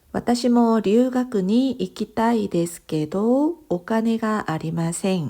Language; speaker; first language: Japanese; non-native, fluent; Korean